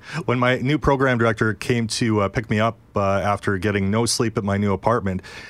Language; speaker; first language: English; native; English